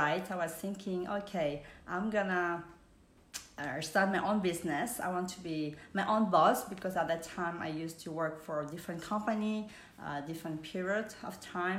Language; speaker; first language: English; non-native, fluent; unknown